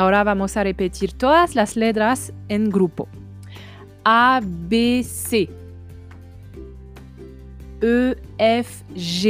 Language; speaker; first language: Spanish; non-native, fluent; French